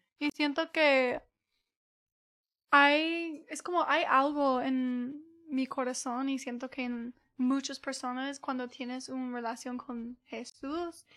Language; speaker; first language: Spanish; early bilingual, heritage; English